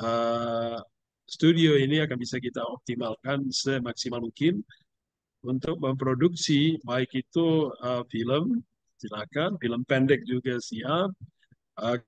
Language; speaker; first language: Indonesian; native; Indonesian